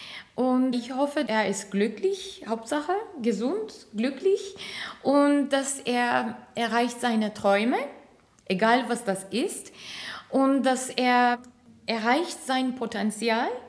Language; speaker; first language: German; non-native, fluent; Turkish